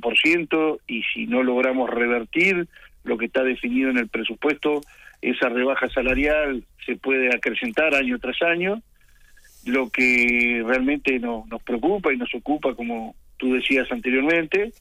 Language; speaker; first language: Spanish; native; Spanish